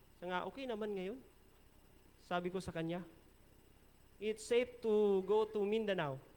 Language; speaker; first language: Filipino; non-native, local second language; Hiligaynon